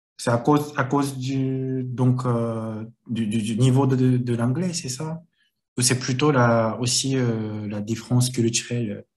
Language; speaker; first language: French; non-native, learner; Japanese